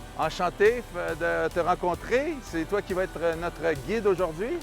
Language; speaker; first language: French; native; French